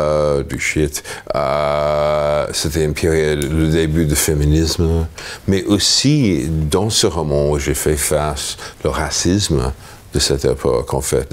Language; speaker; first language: French; non-native, fluent; English